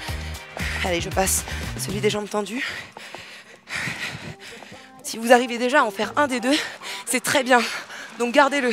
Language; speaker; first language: French; native; French